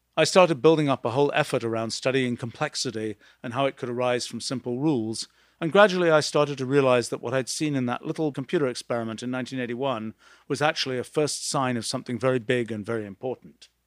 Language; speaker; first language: English; native; English